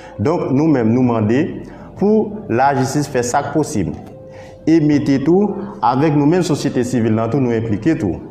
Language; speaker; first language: Haitian Creole; native; Haitian Creole